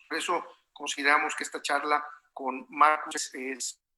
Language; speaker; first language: Spanish; native; Spanish